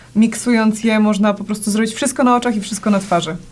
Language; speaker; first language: Polish; native; Polish